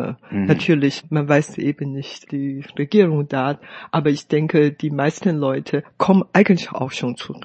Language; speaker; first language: German; non-native, fluent; Chinese